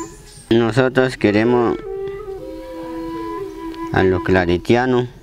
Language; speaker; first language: Spanish; non-native, local second language; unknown